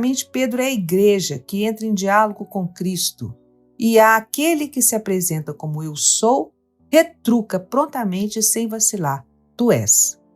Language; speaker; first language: Portuguese; native; Portuguese